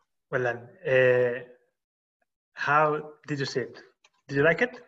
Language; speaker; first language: English; non-native, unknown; Spanish